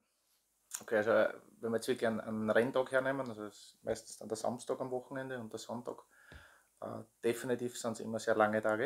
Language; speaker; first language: German; native; German